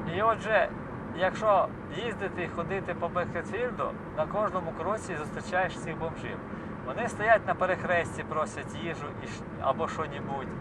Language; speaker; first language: Ukrainian; non-native, local second language; Russian